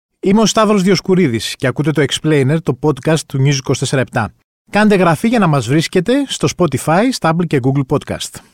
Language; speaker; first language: Greek; native; Greek